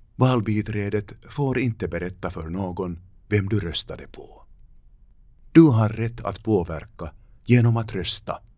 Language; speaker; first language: Swedish; native; Swedish